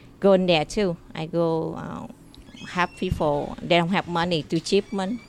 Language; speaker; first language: English; non-native, learner; Vietnamese